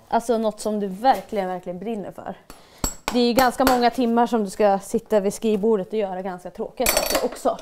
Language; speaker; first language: Swedish; native; Swedish